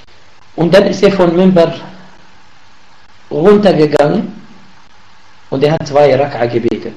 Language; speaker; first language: German; non-native, learner; Arabic